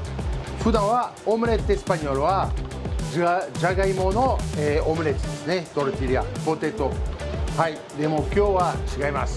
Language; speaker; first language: Japanese; non-native, fluent; French